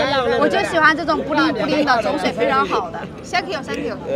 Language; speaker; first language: Chinese; native; Chinese